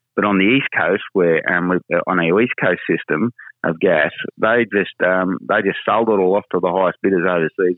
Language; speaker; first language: English; native; English